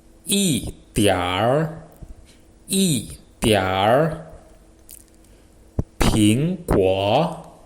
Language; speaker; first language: Chinese; non-native, fluent; Indonesian